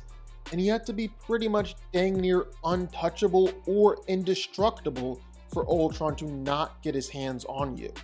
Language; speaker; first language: English; native; English